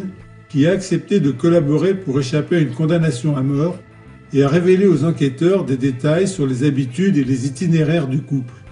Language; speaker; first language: French; native; French